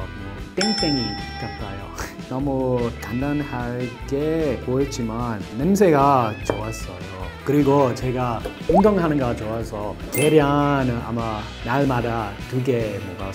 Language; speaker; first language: Korean; non-native, learner; English